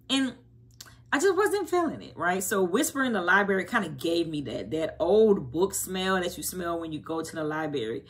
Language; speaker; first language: English; native; English